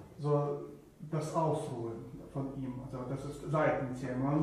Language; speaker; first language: German; non-native, fluent; Russian